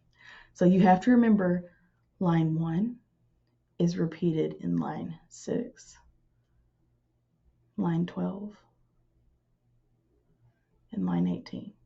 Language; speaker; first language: English; native; English